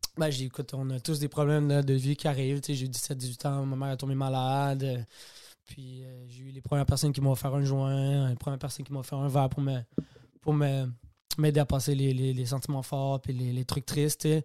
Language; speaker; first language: French; native; French